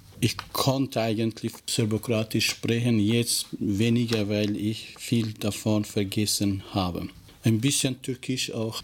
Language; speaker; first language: German; non-native, fluent; Albanian